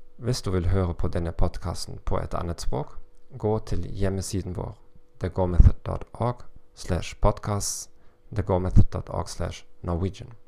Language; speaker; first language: Norwegian; non-native, learner; German